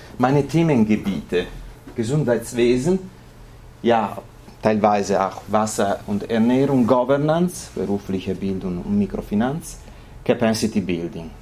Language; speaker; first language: German; non-native, fluent; Italian